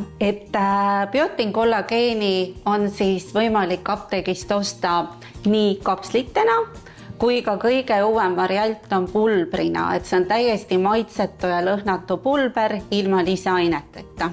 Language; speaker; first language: Estonian; native; Estonian